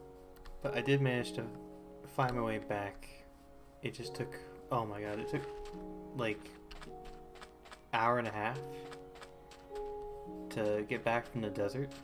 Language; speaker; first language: English; native; English